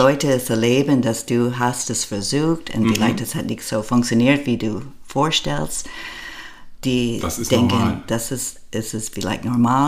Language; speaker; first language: German; non-native, learner; English